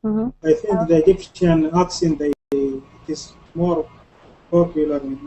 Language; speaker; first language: English; non-native, learner; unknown